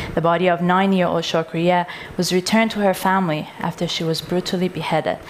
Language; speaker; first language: English; non-native, fluent; Persian